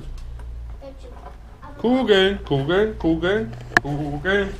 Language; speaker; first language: German; native; German